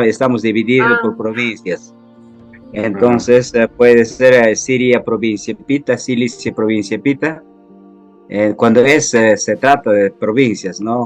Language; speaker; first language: Spanish; non-native, local second language; Quechua